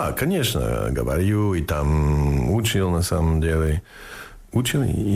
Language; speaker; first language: Russian; non-native, fluent; English